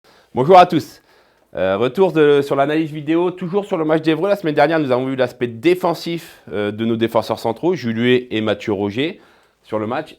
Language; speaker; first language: French; native; French